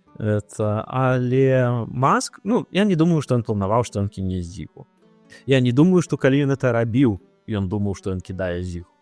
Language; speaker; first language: Belarusian; non-native, local second language; Russian